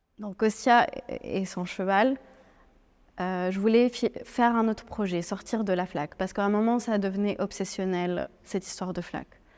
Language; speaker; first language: French; non-native, local second language; Arabic